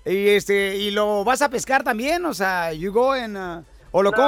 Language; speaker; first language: Spanish; native; Spanish